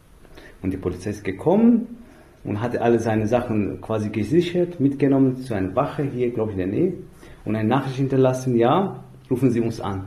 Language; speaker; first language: German; non-native, fluent; Persian